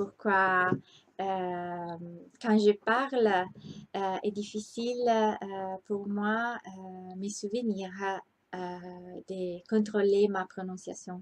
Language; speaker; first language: French; non-native, learner; Italian